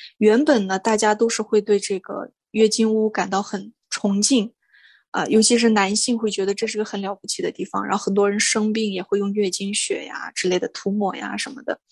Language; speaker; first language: Chinese; non-native, local second language; Mongolian